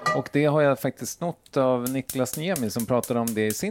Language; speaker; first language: Swedish; native; Swedish